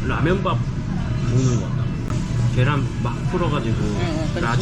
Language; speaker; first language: Korean; native; Korean